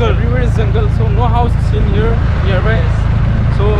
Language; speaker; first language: English; non-native, learner; Bodo